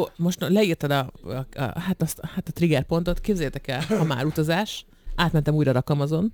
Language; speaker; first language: Hungarian; native; Hungarian